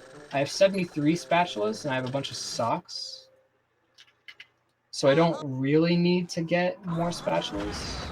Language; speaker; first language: English; native; English